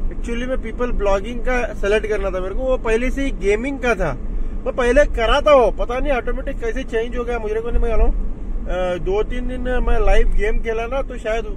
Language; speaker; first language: Hindi; non-native, local second language; Urdu